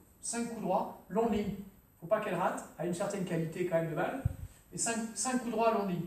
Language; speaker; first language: French; native; French